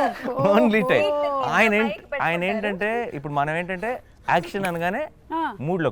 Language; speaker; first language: Telugu; native; Telugu